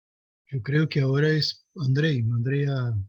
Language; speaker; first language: Spanish; non-native, fluent; Portuguese